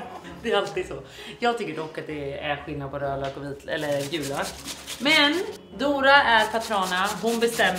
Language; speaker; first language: Swedish; native; Swedish